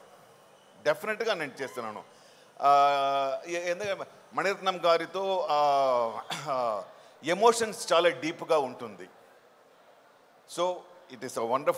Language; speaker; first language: Telugu; non-native, fluent; Tamil